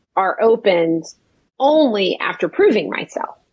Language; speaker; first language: English; native; English